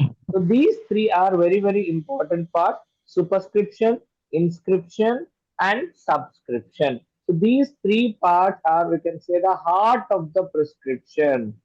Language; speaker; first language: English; non-native, local second language; Telugu